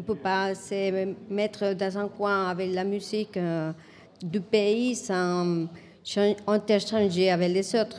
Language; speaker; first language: French; non-native, fluent; Spanish